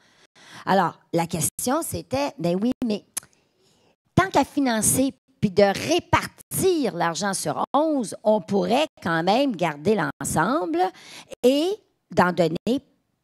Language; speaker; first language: French; native; French